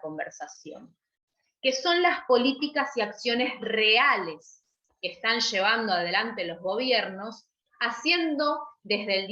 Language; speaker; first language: Spanish; native; Spanish